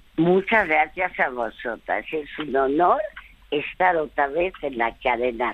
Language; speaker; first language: Spanish; early bilingual, other home language; French